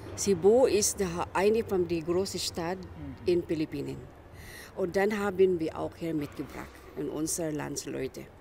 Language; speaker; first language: German; non-native, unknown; Filipino